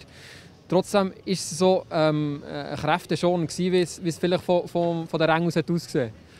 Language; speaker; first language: German; native; German